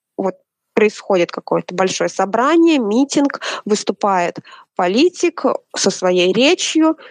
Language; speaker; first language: Russian; native; Russian